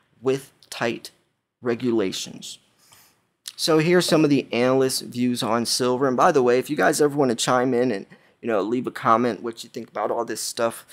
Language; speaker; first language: English; native; English